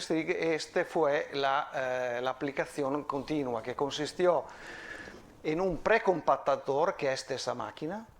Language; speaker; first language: Spanish; non-native, fluent; Italian